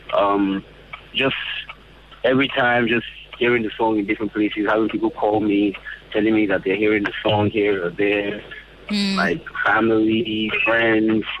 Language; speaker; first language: English; non-native, local second language; Yoruba